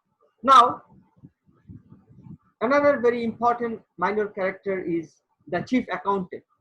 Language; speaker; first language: English; non-native, local second language; Bangla